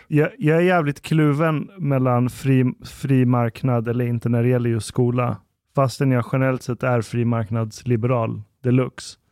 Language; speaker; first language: Swedish; early bilingual, other home language; Persian